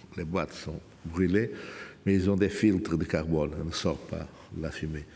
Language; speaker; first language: French; non-native, fluent; Portuguese